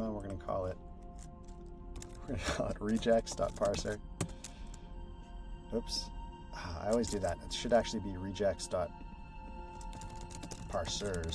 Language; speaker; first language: English; native; English